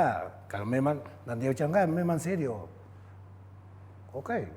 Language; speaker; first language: Indonesian; non-native, fluent; Spanish